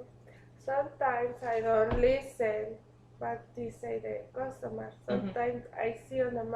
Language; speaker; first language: English; non-native, learner; Spanish